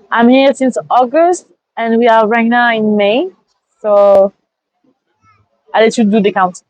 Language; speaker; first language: English; non-native, fluent; French